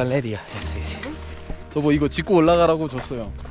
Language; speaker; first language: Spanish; non-native, learner; Korean